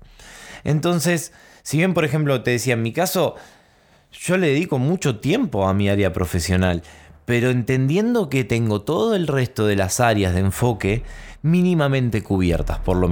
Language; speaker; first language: Spanish; native; Spanish